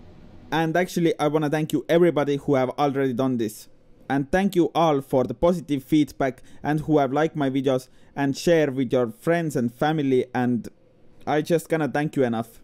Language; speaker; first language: English; non-native, fluent; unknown